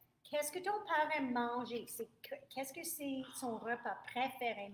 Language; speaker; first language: French; non-native, fluent; English